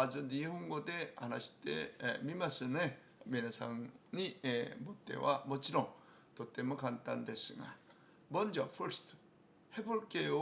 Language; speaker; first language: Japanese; non-native, fluent; Korean